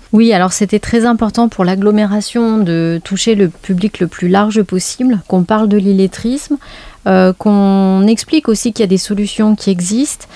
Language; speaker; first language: French; native; French